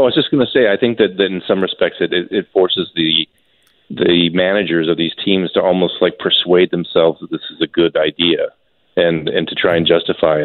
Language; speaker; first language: English; native; English